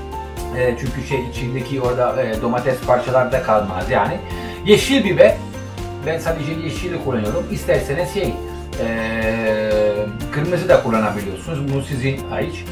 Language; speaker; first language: Turkish; non-native, fluent; Italian